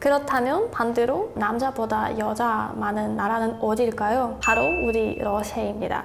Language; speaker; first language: Korean; non-native, fluent; Russian